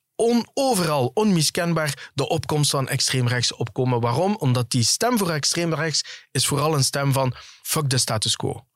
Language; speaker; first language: Dutch; early bilingual, other home language; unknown